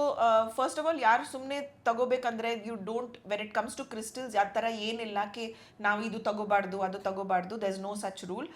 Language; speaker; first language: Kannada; non-native, local second language; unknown